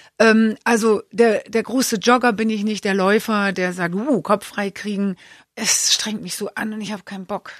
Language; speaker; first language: German; native; German